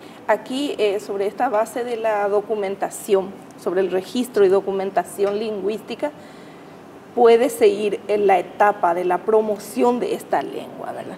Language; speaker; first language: Spanish; native; Spanish